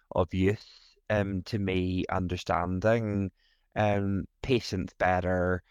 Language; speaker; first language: English; native; English